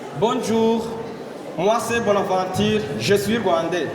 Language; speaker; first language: French; non-native, learner; Kinyarwanda